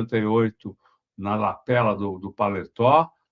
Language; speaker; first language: Portuguese; native; Portuguese